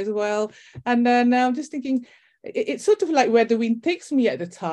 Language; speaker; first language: English; non-native, local second language; Malay